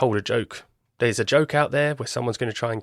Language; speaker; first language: English; native; English